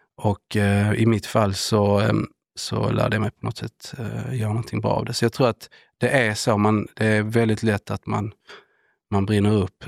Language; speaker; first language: Swedish; early bilingual, other home language; Spanish